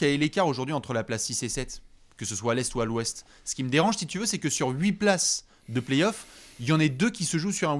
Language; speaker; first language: French; native; French